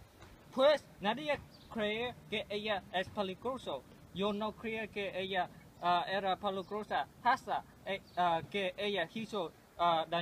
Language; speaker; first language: Spanish; non-native, learner; English